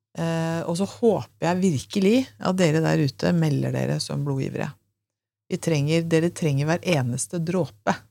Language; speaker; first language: Norwegian; native; Norwegian